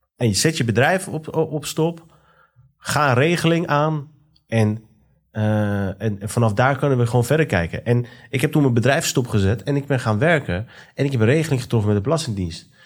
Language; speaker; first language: Dutch; early bilingual, other home language; Persian